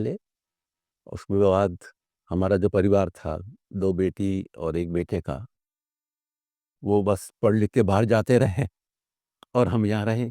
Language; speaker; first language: Hindi; native; Hindi